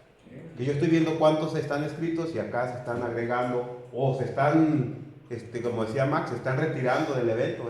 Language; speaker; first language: Spanish; native; Spanish